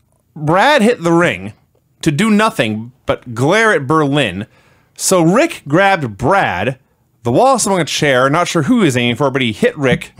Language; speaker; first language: English; native; English